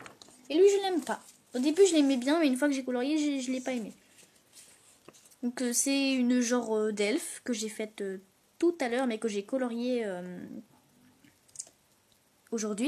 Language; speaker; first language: French; native; French